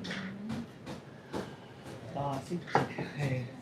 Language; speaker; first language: Korean; non-native, learner; Japanese